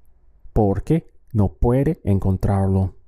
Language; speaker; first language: Spanish; non-native, fluent; English